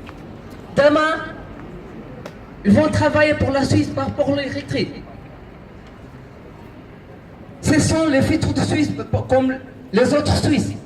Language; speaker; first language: French; non-native, learner; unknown